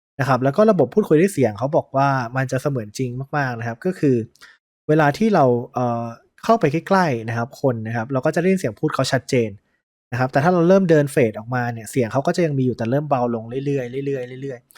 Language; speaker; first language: Thai; native; Thai